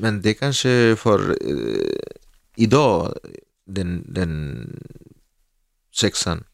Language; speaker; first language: Swedish; non-native, learner; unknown